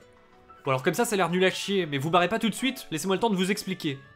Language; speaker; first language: French; native; French